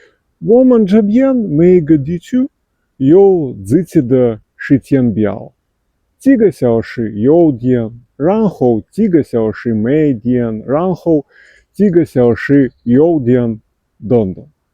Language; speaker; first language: Chinese; non-native, fluent; Ukrainian